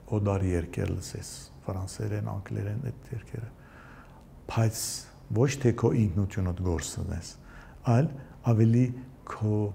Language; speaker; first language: Armenian; early bilingual, heritage; Armenian